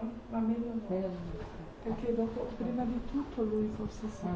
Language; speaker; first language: Italian; non-native, fluent; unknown